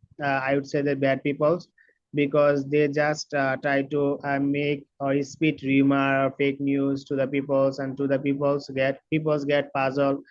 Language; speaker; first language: English; non-native, learner; Bangla